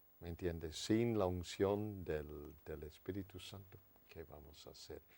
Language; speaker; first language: Spanish; non-native, fluent; English